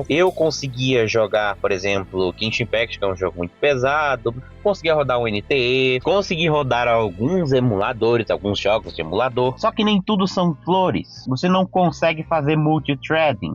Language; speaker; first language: Portuguese; native; Portuguese